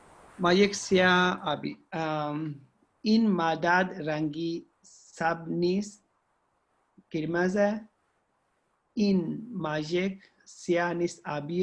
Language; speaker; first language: Persian; non-native, learner; Urdu